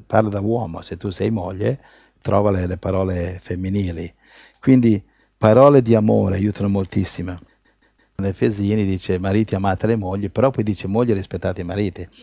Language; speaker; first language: Italian; native; Italian